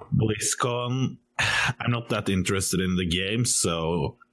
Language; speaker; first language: English; non-native, fluent; Norwegian